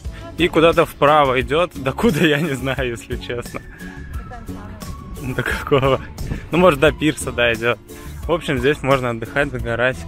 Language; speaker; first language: Russian; native; Russian